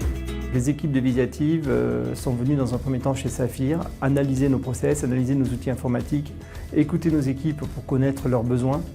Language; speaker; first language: French; native; French